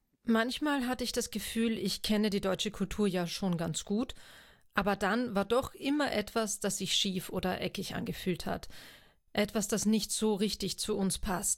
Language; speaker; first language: German; non-native, fluent; Portuguese